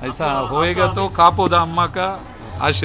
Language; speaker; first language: Hindi; non-native, local second language; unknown